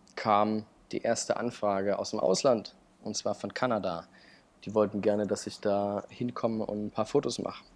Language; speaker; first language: German; native; German